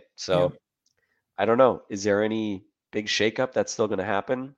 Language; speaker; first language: English; native; English